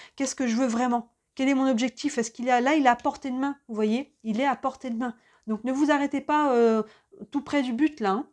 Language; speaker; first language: French; native; French